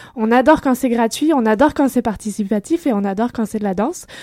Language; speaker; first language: French; native; French